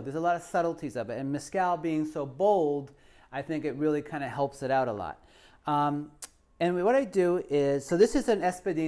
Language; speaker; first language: English; native; English